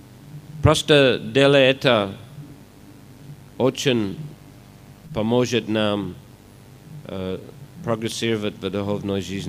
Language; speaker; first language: Russian; non-native, fluent; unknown